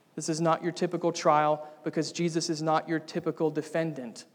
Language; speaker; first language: English; native; English